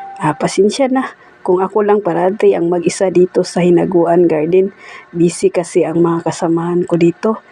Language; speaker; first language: Filipino; non-native, local second language; Cebuano